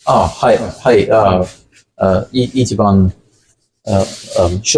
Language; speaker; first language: Japanese; non-native, learner; English